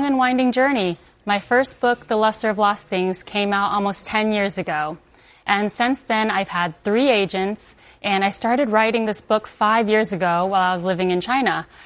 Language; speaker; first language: English; non-native, local second language; Chinese